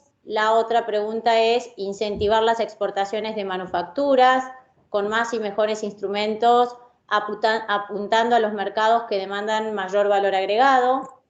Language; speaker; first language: Spanish; native; Spanish